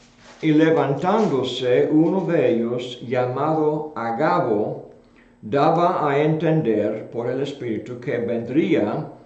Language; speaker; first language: Spanish; non-native, fluent; English